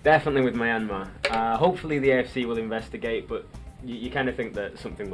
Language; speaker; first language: English; native; English